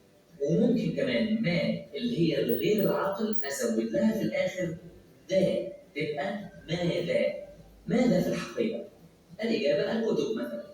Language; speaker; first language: Arabic; native; Arabic